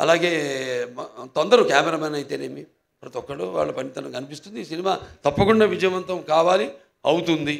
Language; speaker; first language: Telugu; native; Telugu